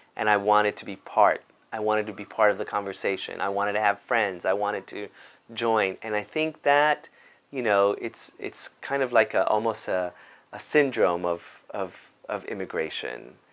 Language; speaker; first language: English; native; English